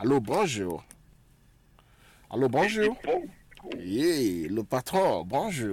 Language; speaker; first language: French; non-native, fluent; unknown